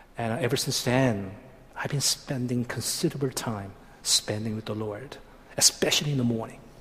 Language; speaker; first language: English; non-native, fluent; Korean